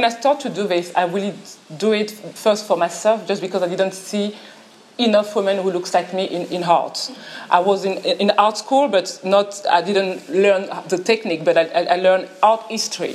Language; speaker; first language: English; non-native, fluent; French